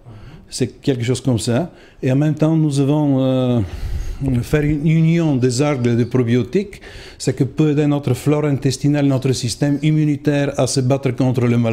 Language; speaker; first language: French; non-native, learner; Bulgarian